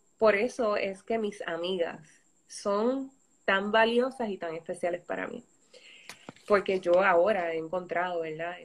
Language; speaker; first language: Spanish; native; Spanish